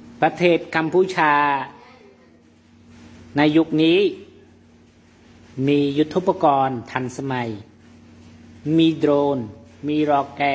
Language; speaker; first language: Thai; non-native, learner; Khmer